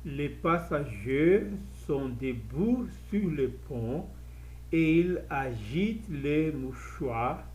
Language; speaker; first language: French; non-native, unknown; Portuguese